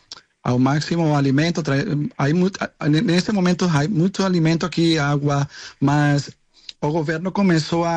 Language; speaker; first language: Portuguese; non-native, learner; Spanish